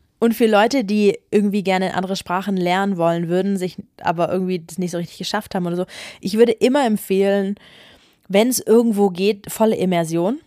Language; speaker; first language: German; native; German